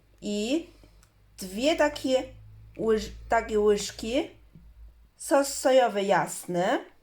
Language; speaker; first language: Polish; non-native, learner; Chinese